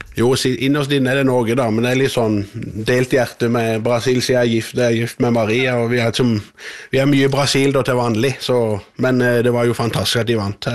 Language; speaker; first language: Norwegian; native; Norwegian